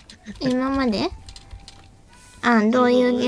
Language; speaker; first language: Japanese; native; Japanese